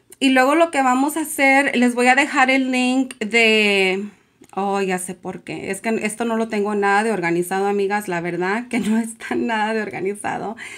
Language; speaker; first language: Spanish; early bilingual, heritage; Spanish